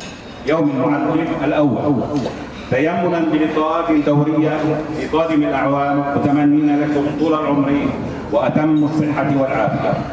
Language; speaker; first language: Arabic; native; Arabic